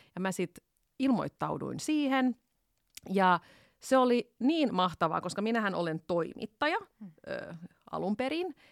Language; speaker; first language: Finnish; non-native, local second language; Swedish